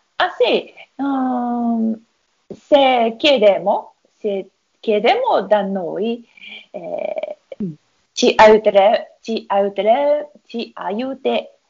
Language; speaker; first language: Italian; non-native, learner; Japanese